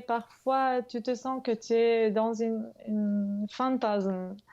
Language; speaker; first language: French; non-native, fluent; English